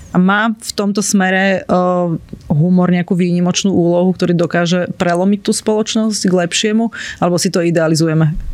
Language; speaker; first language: Slovak; native; Slovak